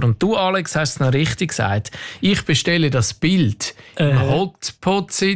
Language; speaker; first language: German; native; German